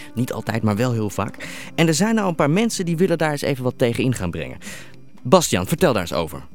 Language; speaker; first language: Dutch; native; Dutch